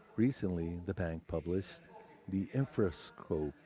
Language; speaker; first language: English; non-native, fluent; Spanish